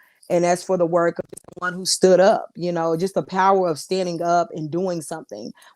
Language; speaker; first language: English; native; English